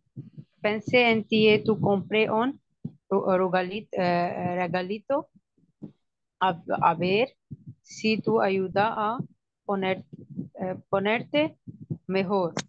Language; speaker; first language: Spanish; non-native, learner; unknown